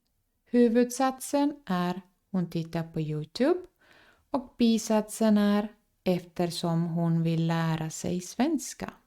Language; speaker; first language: Swedish; non-native, fluent; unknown